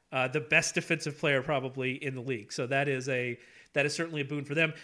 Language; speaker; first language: English; native; English